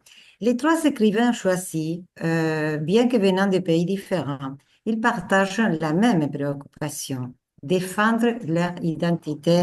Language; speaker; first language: French; non-native, fluent; Spanish